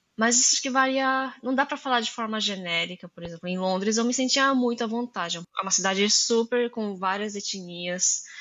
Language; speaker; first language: Portuguese; early bilingual, heritage; Japanese